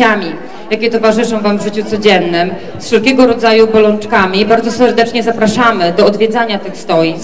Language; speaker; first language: Polish; native; Polish